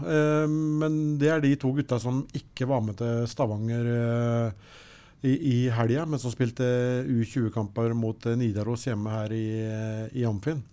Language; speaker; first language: Norwegian; native; Norwegian